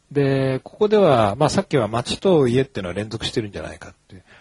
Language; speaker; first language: Japanese; native; Japanese